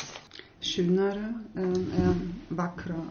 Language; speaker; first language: Swedish; non-native, learner; German